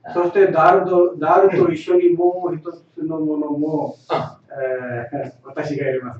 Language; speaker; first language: Japanese; non-native, learner; Tamil